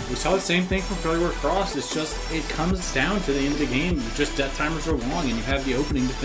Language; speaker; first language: English; native; English